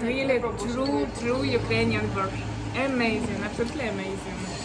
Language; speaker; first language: English; non-native, fluent; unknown